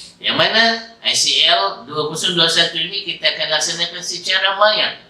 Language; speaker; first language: Malay; native; Malay